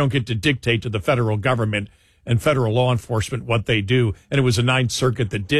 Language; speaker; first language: English; native; English